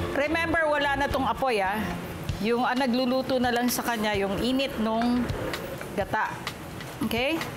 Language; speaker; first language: Filipino; native; Filipino